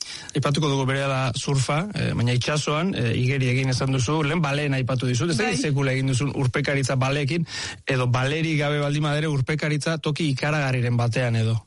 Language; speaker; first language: Basque; native; Basque